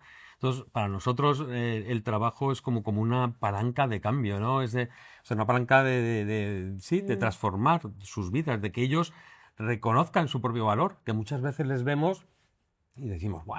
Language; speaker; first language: Spanish; native; Spanish